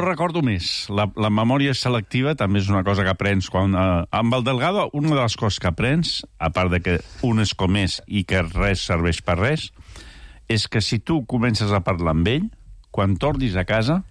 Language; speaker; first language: Catalan; native; Catalan